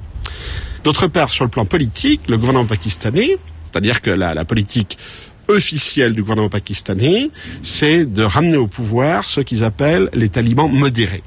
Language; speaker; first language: French; native; French